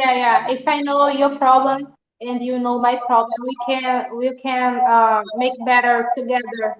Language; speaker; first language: English; non-native, learner; Portuguese